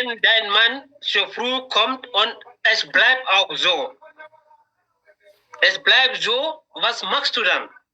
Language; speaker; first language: German; non-native, learner; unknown